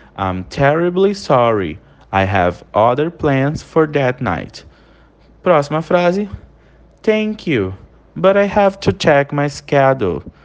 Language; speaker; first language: English; non-native, fluent; Portuguese